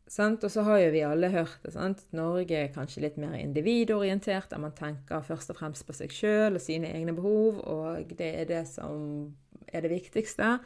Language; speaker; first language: Norwegian; early bilingual, other home language; Arabic